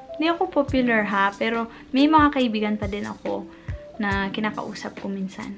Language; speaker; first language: Filipino; non-native, fluent; English